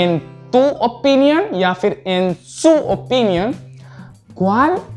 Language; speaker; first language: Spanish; non-native, learner; Hindi